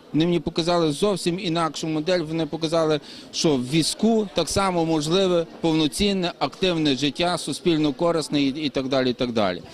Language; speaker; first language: Ukrainian; native; Ukrainian